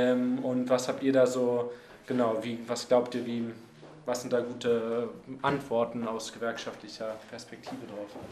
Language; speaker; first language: German; native; German